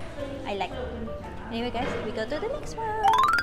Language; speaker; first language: English; non-native, local second language; Malay